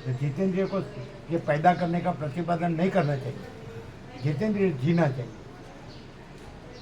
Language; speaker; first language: Hindi; non-native, local second language; Gujarati